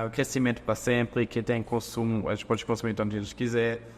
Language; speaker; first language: Portuguese; non-native, fluent; German